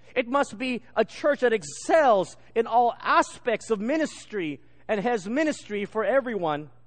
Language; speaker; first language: English; native; English